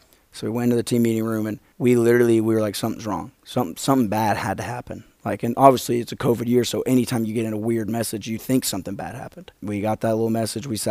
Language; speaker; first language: English; native; English